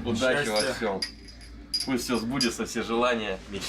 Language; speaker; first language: Russian; native; Russian